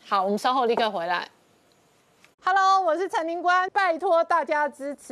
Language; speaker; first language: Chinese; native; Chinese